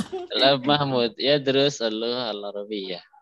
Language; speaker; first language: Arabic; non-native, fluent; Indonesian